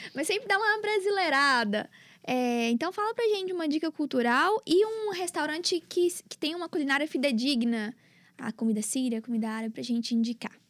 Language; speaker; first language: Portuguese; native; Portuguese